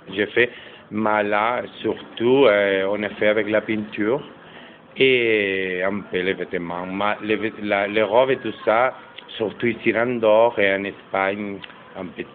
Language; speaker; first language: French; non-native, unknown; Catalan